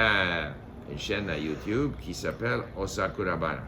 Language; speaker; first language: French; non-native, fluent; English